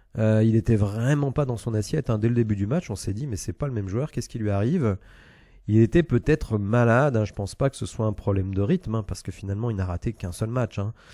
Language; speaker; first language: French; native; French